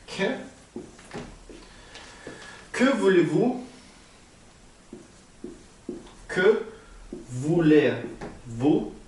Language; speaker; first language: French; non-native, learner; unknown